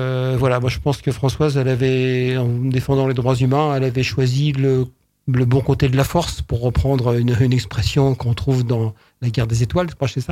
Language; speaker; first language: French; native; French